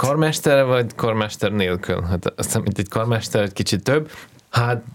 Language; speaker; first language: Hungarian; non-native, fluent; Russian